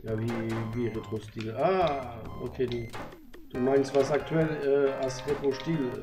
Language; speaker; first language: German; non-native, learner; French